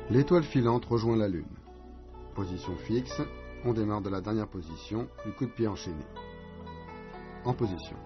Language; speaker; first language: French; non-native, fluent; Chinese